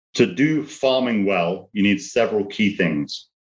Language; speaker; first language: English; native; English